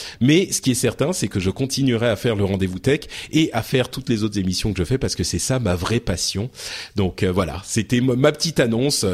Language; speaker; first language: French; early bilingual, other home language; Arabic